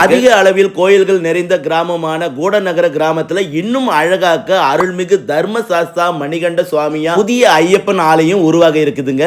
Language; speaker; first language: Tamil; native; Tamil